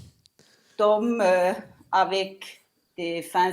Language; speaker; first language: French; non-native, local second language; Italian